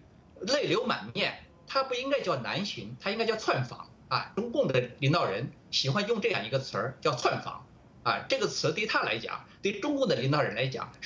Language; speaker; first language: Chinese; native; Chinese